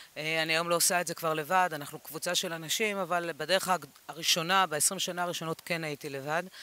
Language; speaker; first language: Hebrew; early bilingual, other home language; English